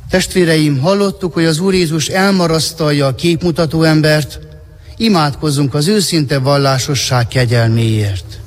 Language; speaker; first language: Hungarian; native; Hungarian